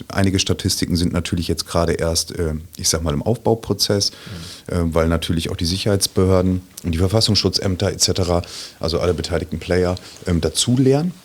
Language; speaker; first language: German; native; German